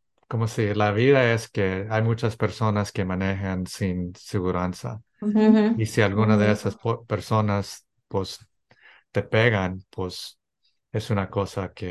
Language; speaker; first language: Spanish; early bilingual, heritage; English